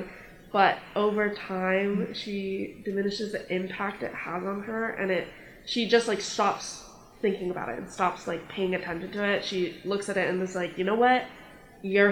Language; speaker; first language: English; native; English